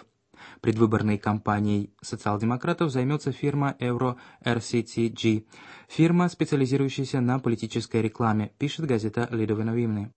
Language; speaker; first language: Russian; native; Russian